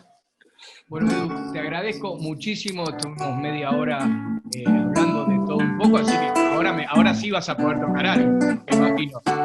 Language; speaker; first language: Spanish; native; Spanish